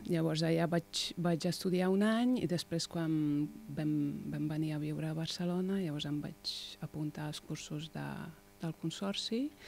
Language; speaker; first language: Catalan; non-native, fluent; Hungarian